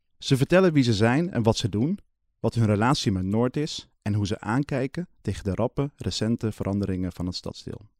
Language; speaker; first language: Dutch; native; Dutch